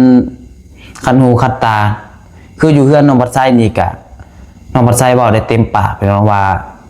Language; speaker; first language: Thai; non-native, local second language; Lao